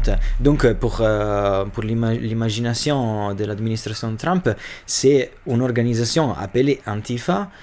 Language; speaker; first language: French; non-native, fluent; Albanian